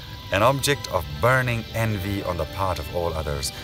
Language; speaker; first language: English; non-native, local second language; Hazaragi